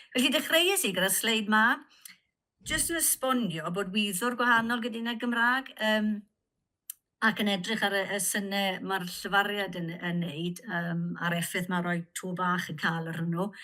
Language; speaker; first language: Welsh; native; Welsh